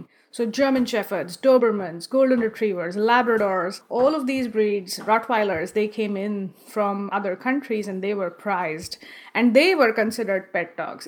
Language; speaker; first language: English; non-native, local second language; Marathi